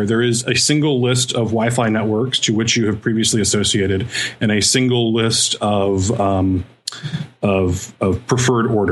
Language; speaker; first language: English; native; English